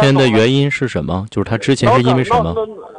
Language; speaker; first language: Chinese; native; Chinese